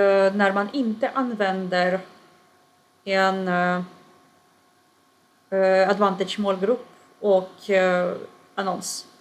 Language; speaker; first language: Swedish; non-native, fluent; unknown